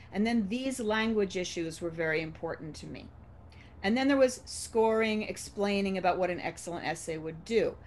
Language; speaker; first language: English; native; English